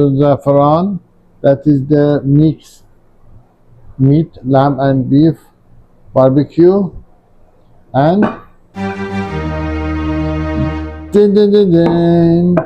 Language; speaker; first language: English; non-native, learner; Persian